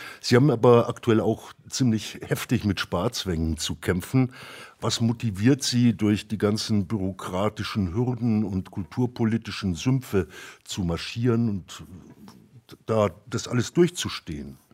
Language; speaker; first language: German; native; German